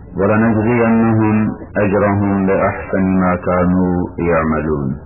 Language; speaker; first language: Urdu; non-native, local second language; Punjabi